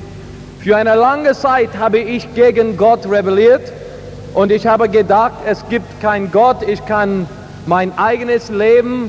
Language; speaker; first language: German; non-native, learner; English